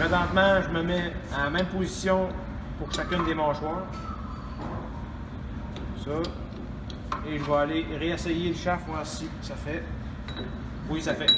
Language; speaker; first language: French; native; French